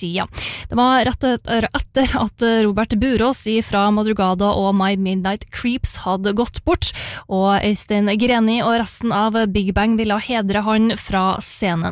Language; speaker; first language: Norwegian; native; Norwegian